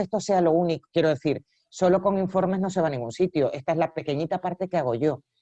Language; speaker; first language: Spanish; native; Spanish